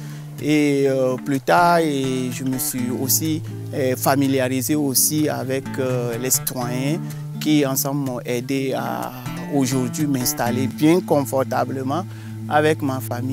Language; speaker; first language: French; non-native, local second language; Ewe